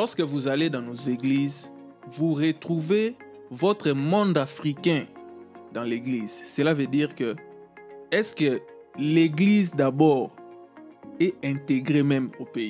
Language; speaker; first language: French; non-native, local second language; Lingala